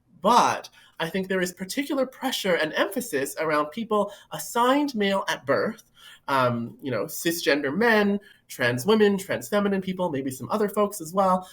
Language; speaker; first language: English; native; English